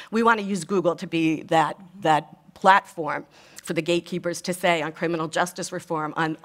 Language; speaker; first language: English; native; English